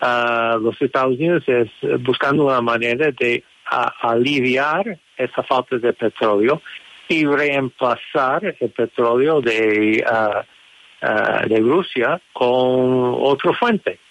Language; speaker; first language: Spanish; non-native, fluent; English